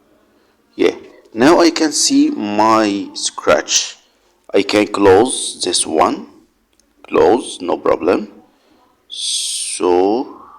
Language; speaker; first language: English; non-native, learner; Arabic